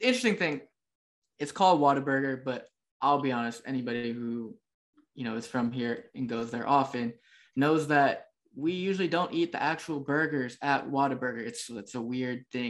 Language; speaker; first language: English; native; English